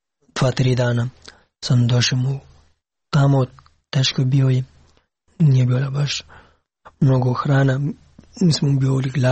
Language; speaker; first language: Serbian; non-native, learner; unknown